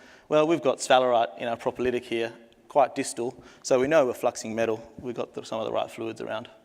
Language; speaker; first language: English; native; English